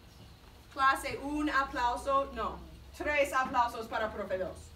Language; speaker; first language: Spanish; non-native, fluent; English